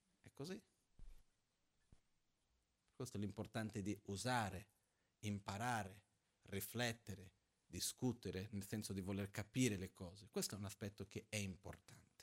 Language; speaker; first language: Italian; non-native, fluent; Portuguese